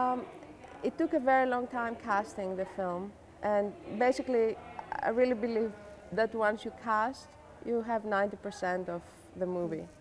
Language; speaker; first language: English; non-native, fluent; Greek